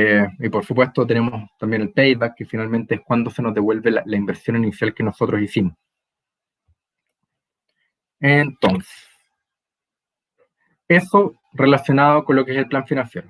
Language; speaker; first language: Spanish; native; Spanish